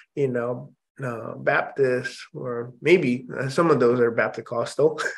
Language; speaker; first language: English; early bilingual, other home language; Indonesian